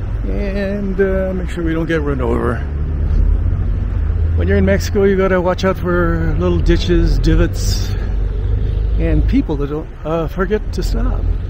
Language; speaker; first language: English; early bilingual, other home language; Spanish